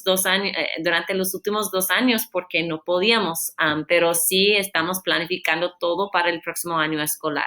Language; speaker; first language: Spanish; non-native, fluent; English